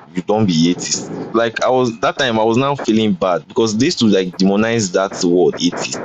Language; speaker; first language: English; non-native, local second language; Bini